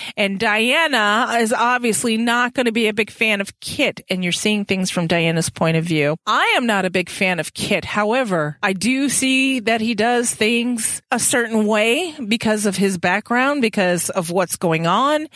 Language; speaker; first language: English; native; English